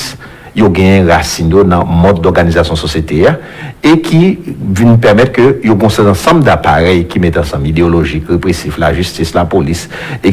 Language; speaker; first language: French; non-native, local second language; Haitian Creole